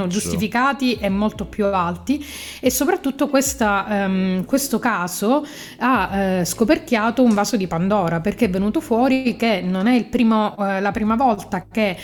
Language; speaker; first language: Italian; native; Italian